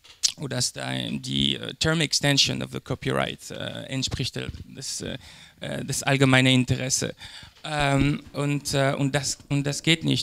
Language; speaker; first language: German; non-native, learner; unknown